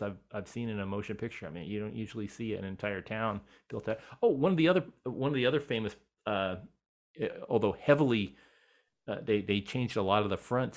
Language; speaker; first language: English; native; English